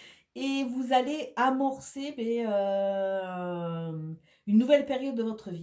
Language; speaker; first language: French; native; French